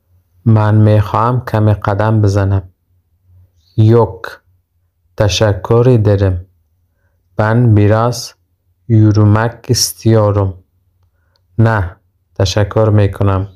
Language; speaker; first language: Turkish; non-native, fluent; Persian